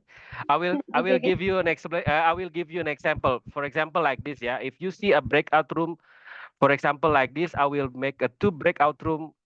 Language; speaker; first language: English; non-native, fluent; Indonesian